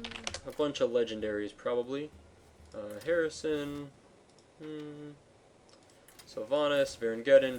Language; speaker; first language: English; native; English